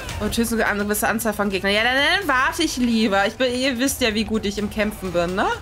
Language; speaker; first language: German; native; German